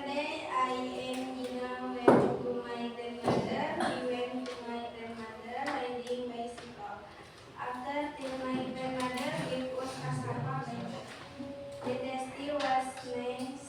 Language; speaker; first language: English; non-native, learner; Indonesian